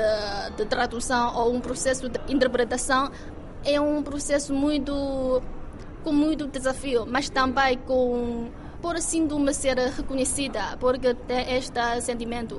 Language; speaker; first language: Portuguese; non-native, fluent; Chinese